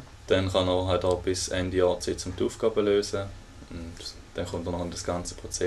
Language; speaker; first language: German; native; German